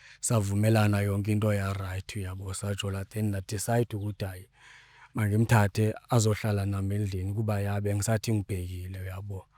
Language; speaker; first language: Zulu; non-native, local second language; Xhosa